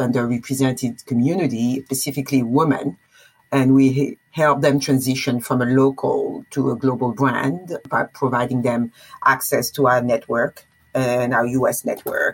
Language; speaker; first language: English; non-native, fluent; French